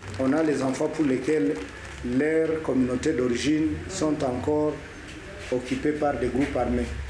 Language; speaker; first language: French; non-native, local second language; Swahili